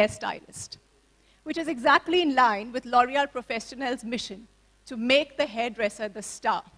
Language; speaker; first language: English; non-native, local second language; Hindi